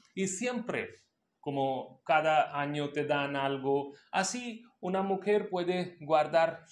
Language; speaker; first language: Spanish; non-native, local second language; Hindi